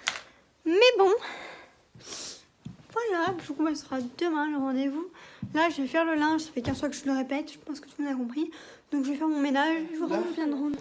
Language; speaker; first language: French; native; French